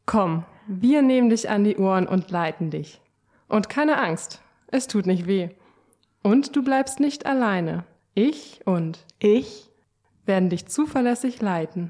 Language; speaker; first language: German; native; German